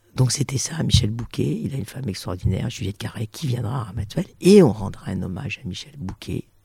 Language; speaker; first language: French; native; French